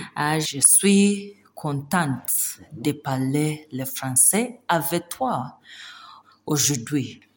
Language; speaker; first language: French; non-native, learner; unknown